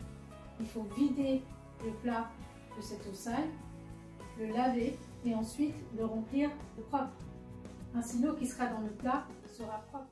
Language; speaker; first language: French; native; French